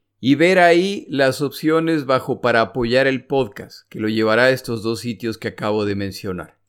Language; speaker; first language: Spanish; native; Spanish